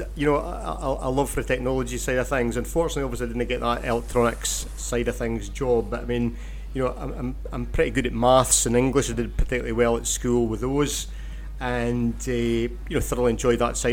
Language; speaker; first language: English; native; English